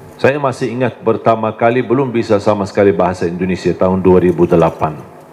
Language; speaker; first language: Indonesian; non-native, fluent; Arabic